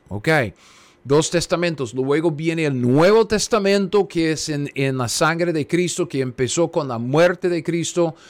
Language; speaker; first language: Spanish; non-native, fluent; English